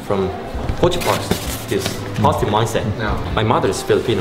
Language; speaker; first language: English; non-native, learner; Korean